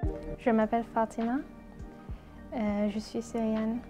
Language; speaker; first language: French; non-native, learner; Arabic